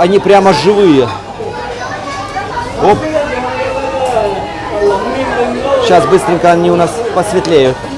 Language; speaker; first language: Russian; native; Russian